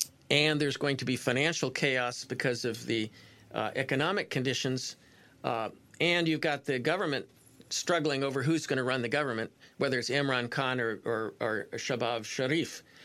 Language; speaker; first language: English; native; English